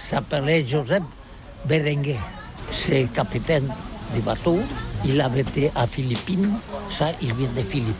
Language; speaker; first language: French; non-native, learner; Catalan